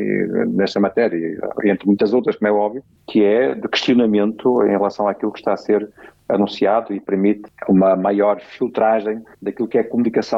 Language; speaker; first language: Portuguese; native; Portuguese